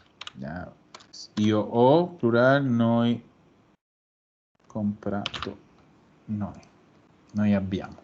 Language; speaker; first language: Italian; non-native, fluent; Spanish